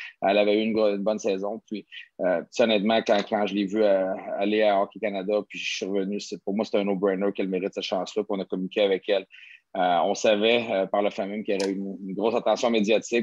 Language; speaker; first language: French; native; French